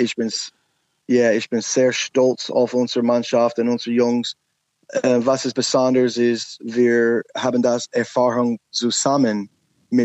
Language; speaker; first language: German; non-native, learner; English